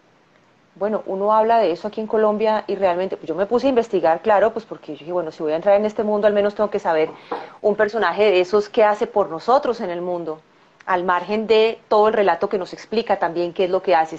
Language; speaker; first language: Spanish; native; Spanish